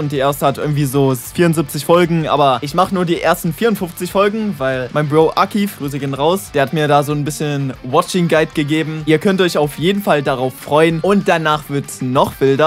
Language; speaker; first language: German; native; German